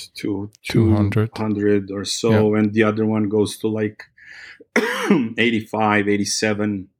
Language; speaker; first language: English; non-native, fluent; Serbian